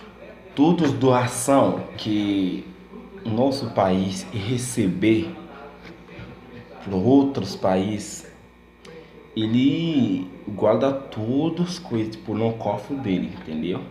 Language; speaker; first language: Portuguese; non-native, learner; Haitian Creole